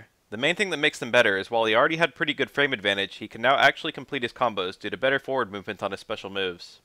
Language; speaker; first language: English; native; English